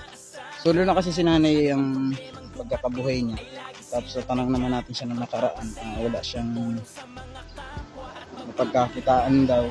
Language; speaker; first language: Filipino; non-native, local second language; Cebuano